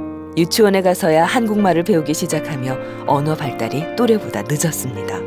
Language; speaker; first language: Korean; native; Korean